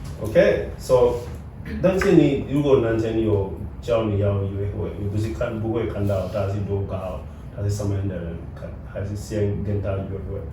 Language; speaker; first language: Chinese; non-native, fluent; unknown